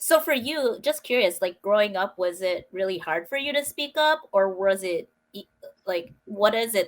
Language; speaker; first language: English; native; English